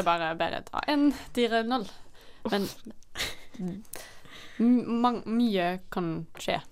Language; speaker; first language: Norwegian; non-native, fluent; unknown